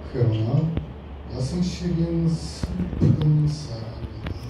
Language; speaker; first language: Korean; non-native, learner; Russian